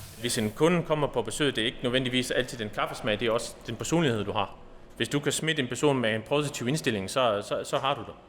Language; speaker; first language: Danish; non-native, fluent; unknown